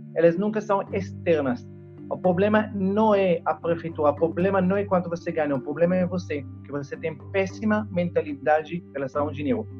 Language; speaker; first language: Portuguese; non-native, fluent; Hebrew